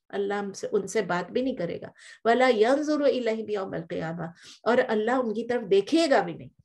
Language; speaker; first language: Urdu; native; Urdu